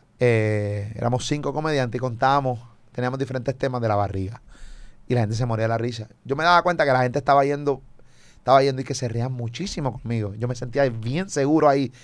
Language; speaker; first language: Spanish; native; Spanish